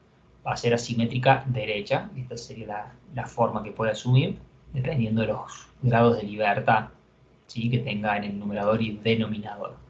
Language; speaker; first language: Spanish; native; Spanish